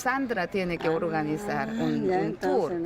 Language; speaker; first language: Spanish; non-native, learner; Korean